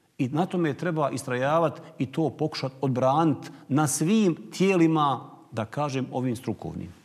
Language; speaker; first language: Bosnian; native; Bosnian